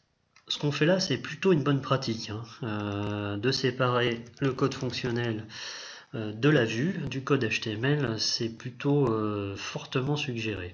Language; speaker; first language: French; native; French